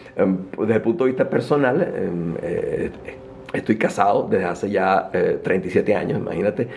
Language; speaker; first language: Spanish; native; Spanish